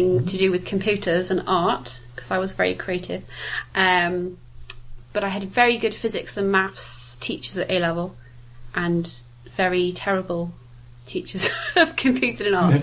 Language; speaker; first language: English; native; English